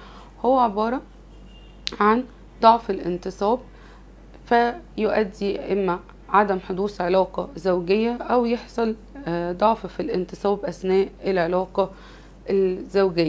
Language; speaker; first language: Arabic; native; Arabic